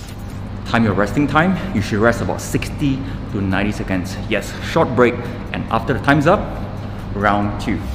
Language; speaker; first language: English; non-native, local second language; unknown